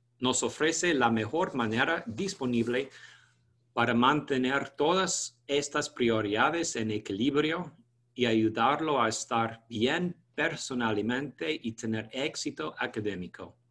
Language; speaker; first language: Spanish; non-native, fluent; English